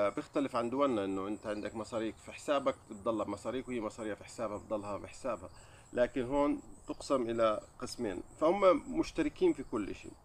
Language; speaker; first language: Arabic; native; Arabic